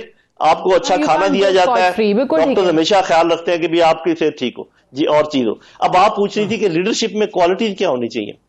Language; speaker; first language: Urdu; native; Urdu